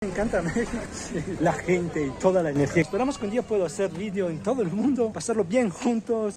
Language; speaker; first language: Spanish; non-native, learner; Italian